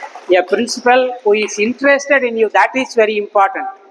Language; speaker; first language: English; non-native, local second language; Tamil